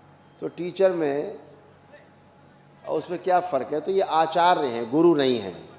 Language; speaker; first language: Hindi; native; Hindi